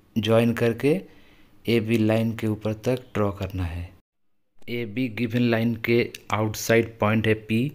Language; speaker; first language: Hindi; non-native, local second language; Bangla